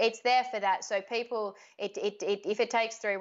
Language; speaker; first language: English; native; English